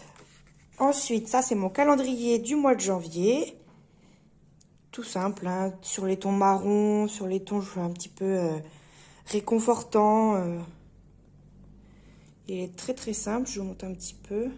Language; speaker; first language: French; native; French